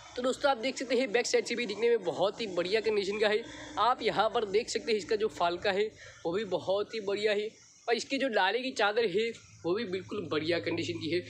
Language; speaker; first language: Hindi; non-native, local second language; Gujarati